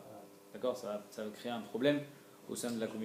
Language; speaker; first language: French; native; French